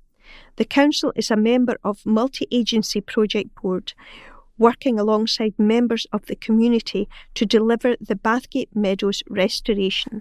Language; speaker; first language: English; native; English